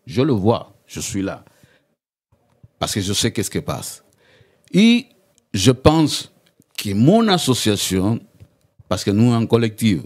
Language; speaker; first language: French; non-native, learner; Spanish